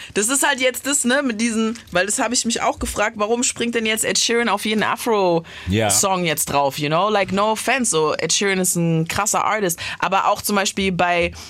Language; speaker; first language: German; native; German